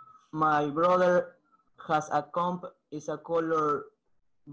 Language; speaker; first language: English; non-native, learner; Spanish